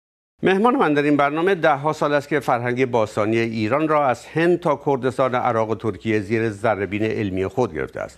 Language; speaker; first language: Persian; native; Persian